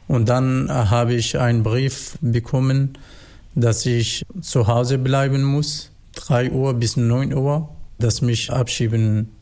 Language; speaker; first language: German; non-native, learner; Kurdish